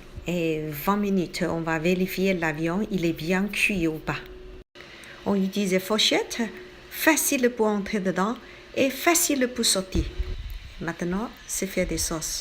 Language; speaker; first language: French; non-native, learner; Chinese